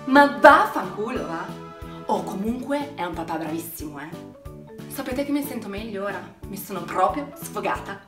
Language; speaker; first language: Italian; native; Italian